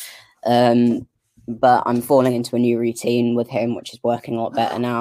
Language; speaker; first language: English; native; English